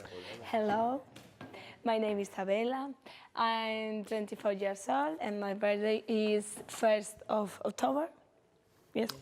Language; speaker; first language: English; non-native, learner; Spanish